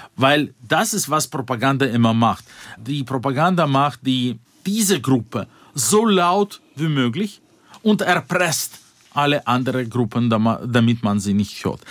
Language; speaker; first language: German; non-native, fluent; Russian